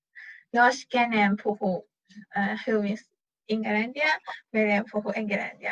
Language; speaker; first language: Finnish; non-native, learner; Chinese